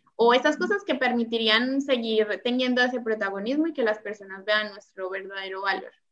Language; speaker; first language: Spanish; native; Spanish